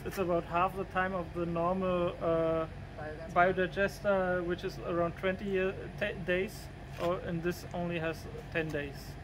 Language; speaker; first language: English; non-native, fluent; German